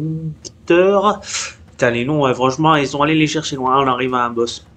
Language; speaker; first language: French; native; French